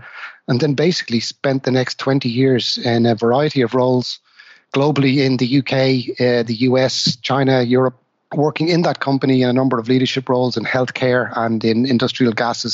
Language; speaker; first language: English; native; English